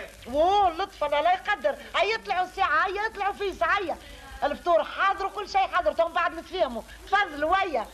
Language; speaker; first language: Arabic; native; Arabic